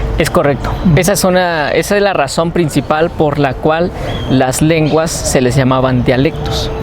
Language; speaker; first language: Spanish; non-native, local second language; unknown